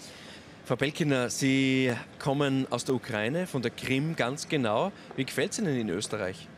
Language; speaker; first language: German; native; German